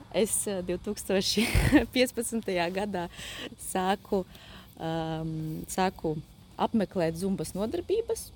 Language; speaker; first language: Latvian; non-native, local second language; Polish